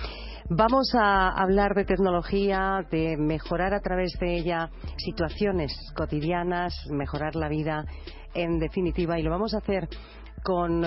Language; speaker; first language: Spanish; native; Spanish